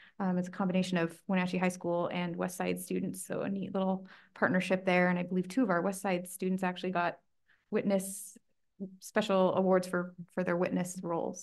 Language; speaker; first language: English; native; English